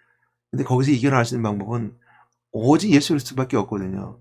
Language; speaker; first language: Korean; native; Korean